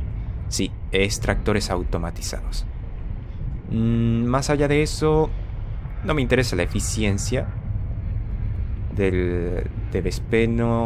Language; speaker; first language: Spanish; native; Spanish